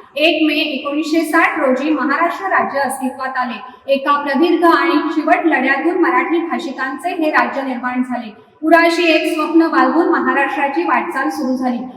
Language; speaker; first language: Marathi; native; Marathi